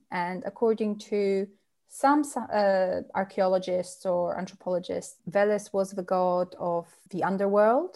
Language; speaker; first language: English; non-native, fluent; Polish